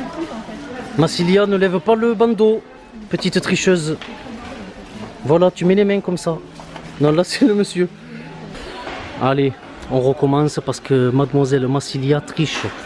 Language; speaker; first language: French; native; French